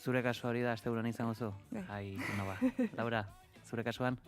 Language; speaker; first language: Basque; native; Basque